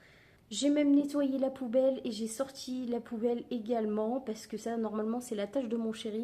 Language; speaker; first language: French; native; French